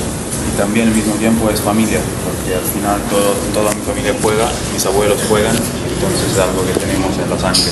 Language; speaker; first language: Spanish; non-native, fluent; Italian